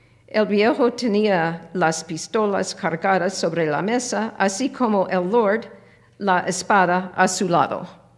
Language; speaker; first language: Spanish; non-native, fluent; English